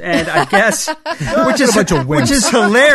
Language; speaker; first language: English; native; English